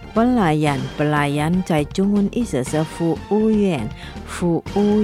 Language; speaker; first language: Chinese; non-native, fluent; Indonesian